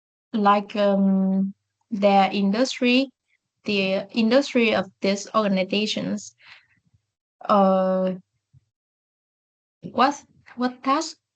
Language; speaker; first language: English; non-native, learner; Vietnamese